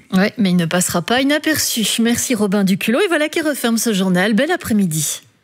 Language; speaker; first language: French; native; French